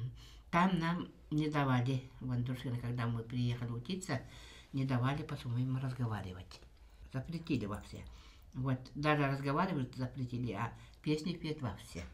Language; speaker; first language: Russian; non-native, local second language; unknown